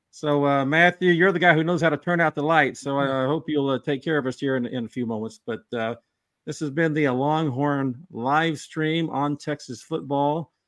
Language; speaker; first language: English; native; English